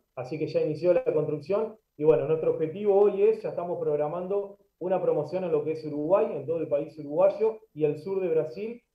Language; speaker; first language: Spanish; native; Spanish